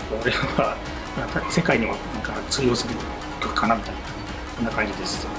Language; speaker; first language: Japanese; native; Japanese